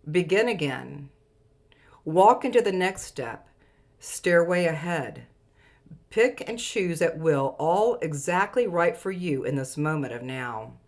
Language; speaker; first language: English; native; English